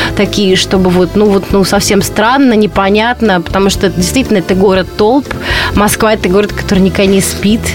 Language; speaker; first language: Russian; native; Russian